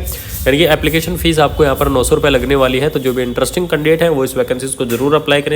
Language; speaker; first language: Hindi; native; Hindi